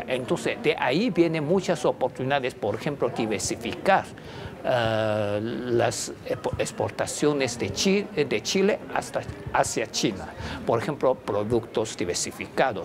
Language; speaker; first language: Spanish; non-native, fluent; Chinese